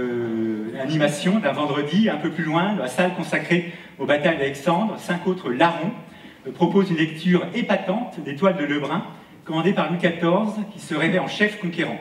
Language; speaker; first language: French; native; French